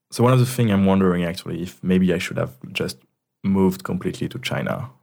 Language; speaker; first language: English; non-native, fluent; French